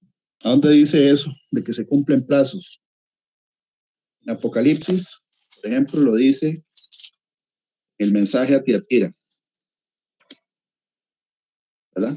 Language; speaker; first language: Spanish; native; Spanish